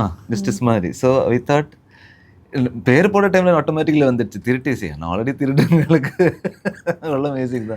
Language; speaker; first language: Tamil; early bilingual, heritage; Tamil